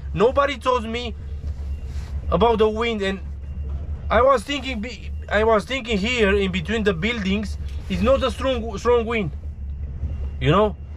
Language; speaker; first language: English; non-native, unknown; Romanian